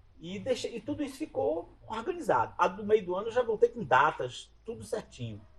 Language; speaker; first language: Portuguese; native; Portuguese